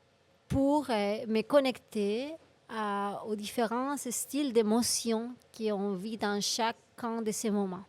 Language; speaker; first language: French; non-native, fluent; Spanish